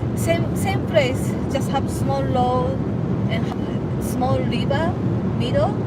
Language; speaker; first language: English; non-native, learner; Japanese